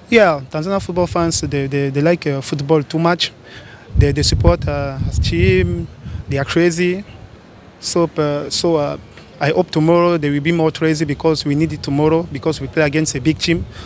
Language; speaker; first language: English; non-native, learner; French